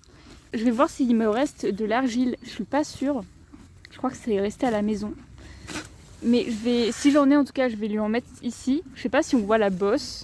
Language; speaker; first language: French; native; French